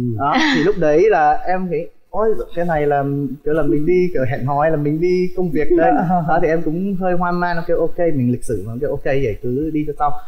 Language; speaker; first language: Vietnamese; early bilingual, heritage; Vietnamese